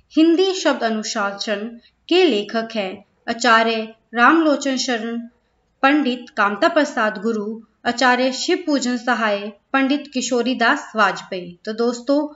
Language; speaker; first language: Hindi; native; Hindi